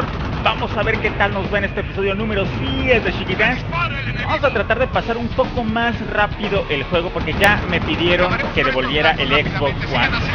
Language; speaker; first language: Spanish; native; Spanish